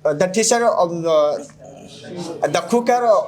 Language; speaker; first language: English; non-native, learner; Bangla